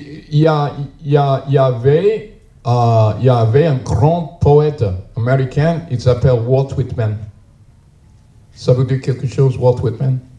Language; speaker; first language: French; non-native, learner; English